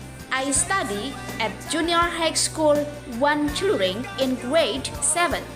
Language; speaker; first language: English; non-native, fluent; Indonesian